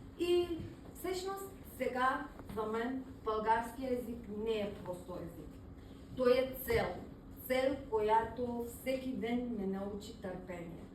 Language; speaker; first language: Bulgarian; non-native, learner; Persian